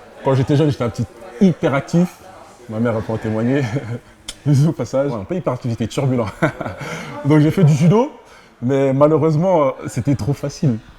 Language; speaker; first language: French; native; French